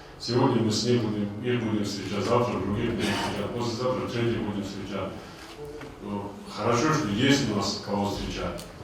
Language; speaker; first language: Russian; non-native, local second language; Avaric